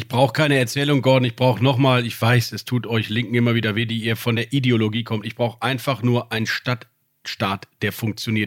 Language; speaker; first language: German; native; German